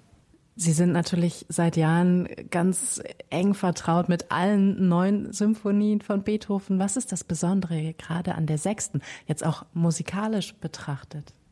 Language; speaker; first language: German; native; German